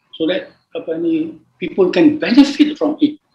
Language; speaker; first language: English; non-native, local second language; Malay